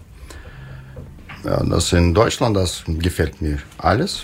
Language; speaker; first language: German; non-native, learner; Russian